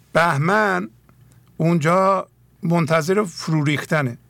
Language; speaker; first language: Persian; native; Persian